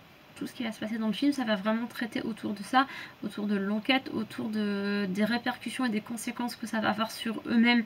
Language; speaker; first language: French; native; French